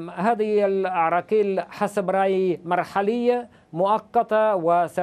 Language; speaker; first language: Arabic; non-native, fluent; Russian